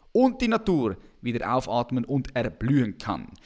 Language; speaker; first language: German; native; German